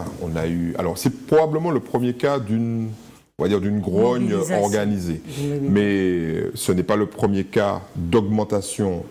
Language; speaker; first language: French; native; French